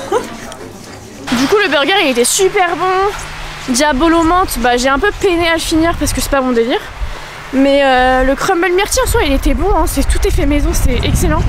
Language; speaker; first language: French; native; French